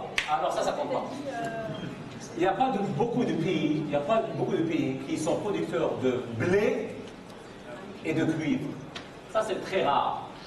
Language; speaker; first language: French; non-native, fluent; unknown